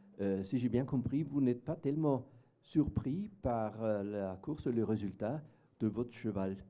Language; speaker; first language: French; non-native, fluent; German